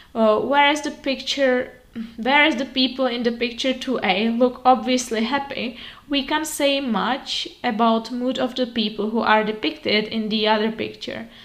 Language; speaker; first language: English; non-native, fluent; Czech